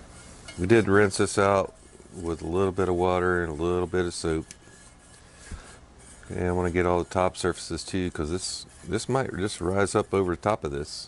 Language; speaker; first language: English; native; English